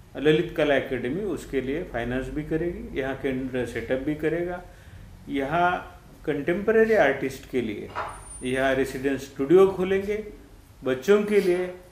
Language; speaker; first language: Hindi; non-native, local second language; Marathi